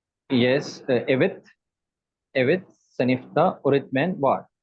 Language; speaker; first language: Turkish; non-native, learner; Urdu